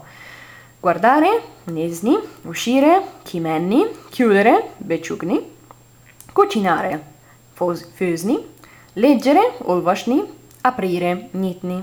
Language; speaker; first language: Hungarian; non-native, learner; Italian